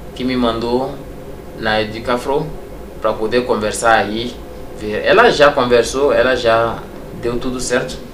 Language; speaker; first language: Portuguese; non-native, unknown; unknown